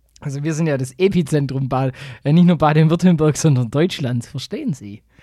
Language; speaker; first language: German; native; German